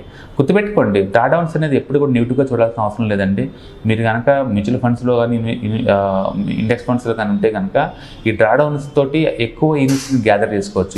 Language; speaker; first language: Telugu; native; Telugu